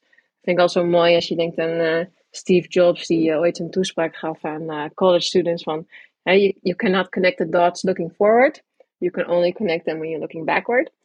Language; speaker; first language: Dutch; early bilingual, other home language; English